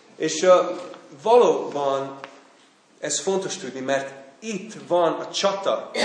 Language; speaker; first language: Hungarian; non-native, fluent; English